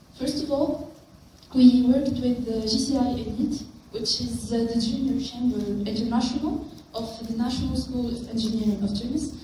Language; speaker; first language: English; non-native, local second language; Arabic